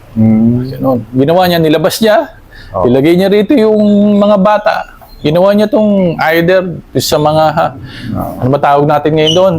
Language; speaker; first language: Filipino; native; Filipino